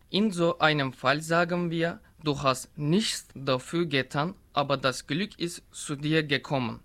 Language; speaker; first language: German; non-native, learner; Turkish